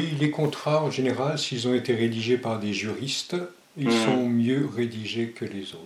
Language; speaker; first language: French; early bilingual, other home language; Spanish